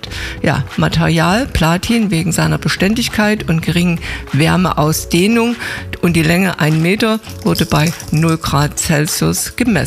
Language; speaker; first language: German; native; German